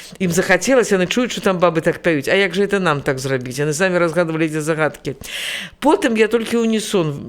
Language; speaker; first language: Belarusian; native; Belarusian